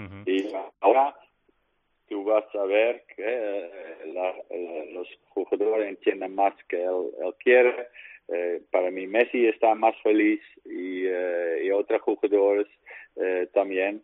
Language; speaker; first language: Spanish; non-native, learner; Dutch